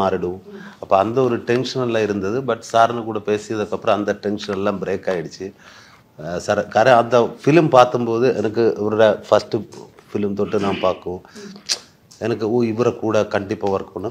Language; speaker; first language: Tamil; non-native, learner; Malayalam